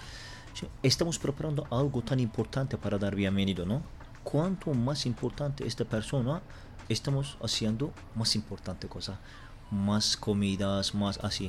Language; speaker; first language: Spanish; non-native, learner; Turkish